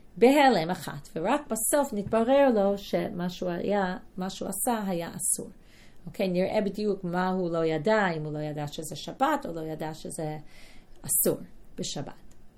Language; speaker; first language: Hebrew; non-native, fluent; English